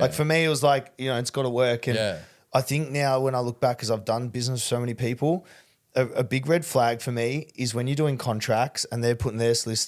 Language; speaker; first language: English; native; English